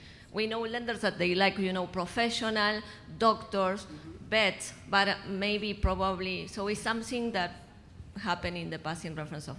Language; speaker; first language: English; non-native, fluent; Spanish